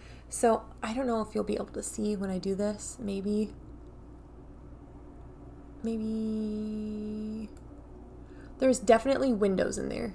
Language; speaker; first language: English; native; English